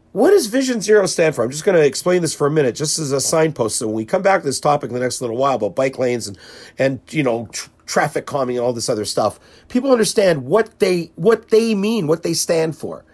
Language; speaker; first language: English; native; English